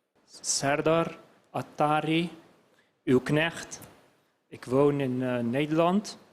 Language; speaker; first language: Dutch; early bilingual, other home language; Turkish